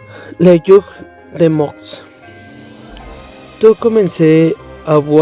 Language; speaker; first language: French; non-native, learner; Spanish